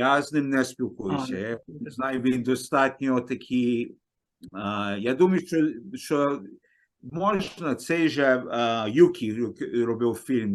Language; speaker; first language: Ukrainian; early bilingual, heritage; Ukrainian